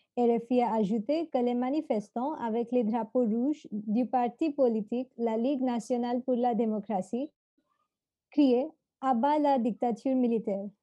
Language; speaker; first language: French; non-native, fluent; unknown